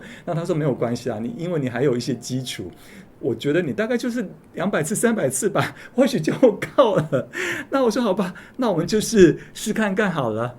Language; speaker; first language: Chinese; native; Chinese